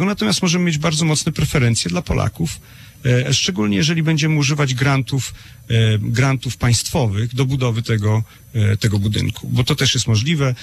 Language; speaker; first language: Polish; native; Polish